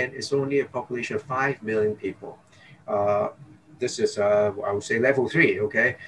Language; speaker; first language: English; non-native, local second language; Cantonese